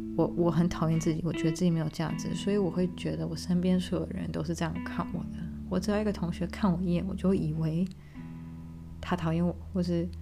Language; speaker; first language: Chinese; early bilingual, other home language; English